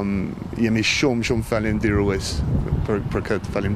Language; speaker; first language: Albanian; non-native, fluent; English